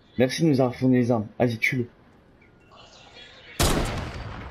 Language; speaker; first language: French; native; French